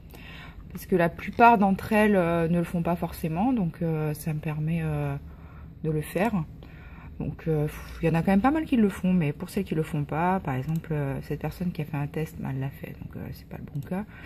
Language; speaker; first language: French; native; French